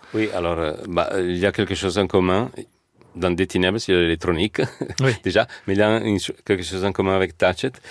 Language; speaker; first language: French; non-native, fluent; Italian